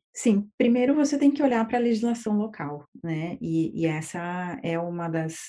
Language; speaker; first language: Portuguese; native; Portuguese